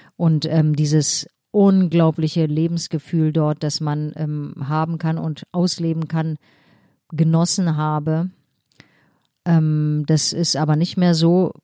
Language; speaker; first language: German; native; German